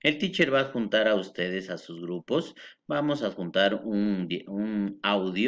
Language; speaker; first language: Spanish; native; Spanish